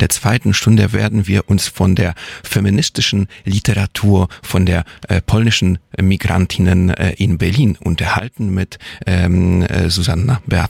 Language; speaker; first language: German; non-native, fluent; Polish